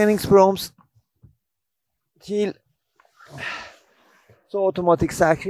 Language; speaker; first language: Swedish; non-native, learner; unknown